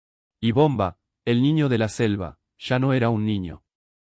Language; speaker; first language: Spanish; native; Spanish